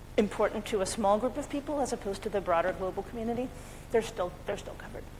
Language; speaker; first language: English; native; English